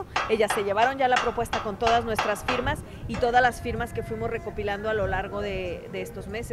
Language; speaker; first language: Spanish; native; Spanish